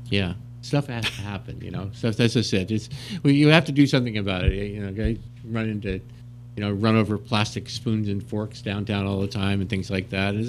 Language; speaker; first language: English; native; English